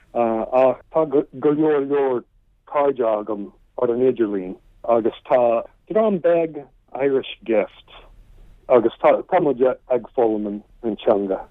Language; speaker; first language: Irish; non-native, learner; English